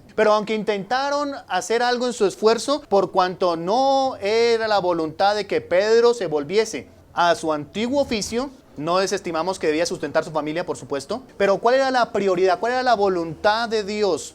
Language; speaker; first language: Spanish; native; Spanish